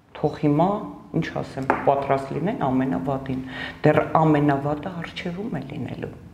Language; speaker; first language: Armenian; native; Armenian